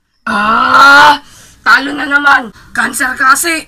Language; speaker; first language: Filipino; native; Filipino